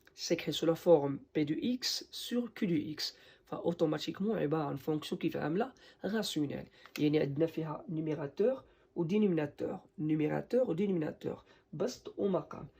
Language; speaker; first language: French; non-native, local second language; Arabic